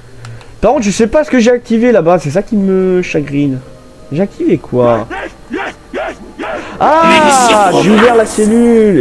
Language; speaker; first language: French; native; French